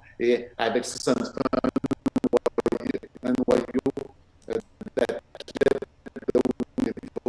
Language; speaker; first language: French; native; French